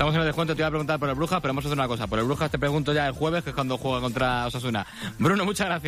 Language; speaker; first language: Spanish; native; Spanish